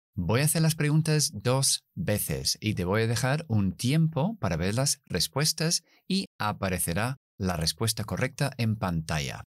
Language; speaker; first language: Spanish; non-native, fluent; English